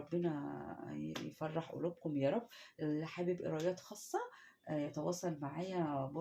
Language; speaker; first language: Arabic; native; Arabic